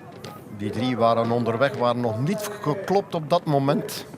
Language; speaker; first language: Dutch; native; Dutch